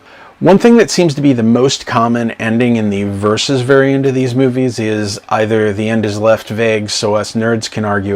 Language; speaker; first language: English; native; English